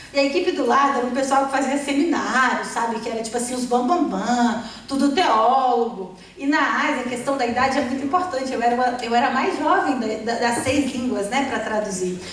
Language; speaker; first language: Portuguese; native; Portuguese